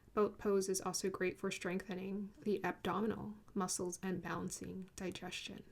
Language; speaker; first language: English; native; English